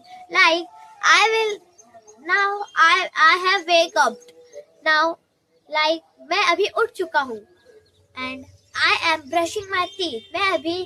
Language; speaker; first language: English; non-native, learner; Hindi